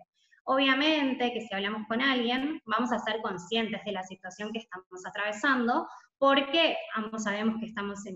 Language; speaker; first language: Spanish; native; Spanish